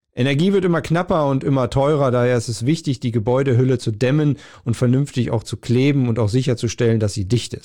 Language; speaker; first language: German; native; German